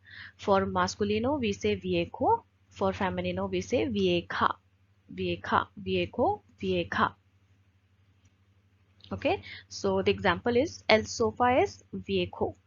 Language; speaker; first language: Spanish; non-native, learner; Hindi